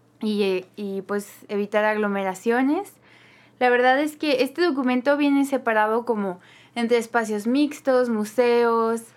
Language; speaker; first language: Spanish; native; Spanish